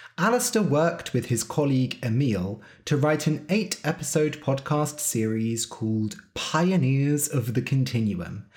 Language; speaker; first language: English; native; English